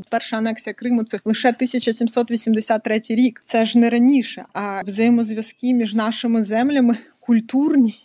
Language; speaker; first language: Ukrainian; non-native, local second language; Russian